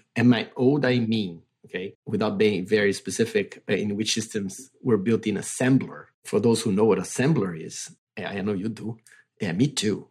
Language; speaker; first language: English; non-native, fluent; Portuguese